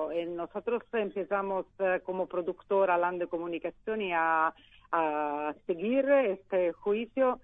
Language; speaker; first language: Spanish; non-native, learner; Italian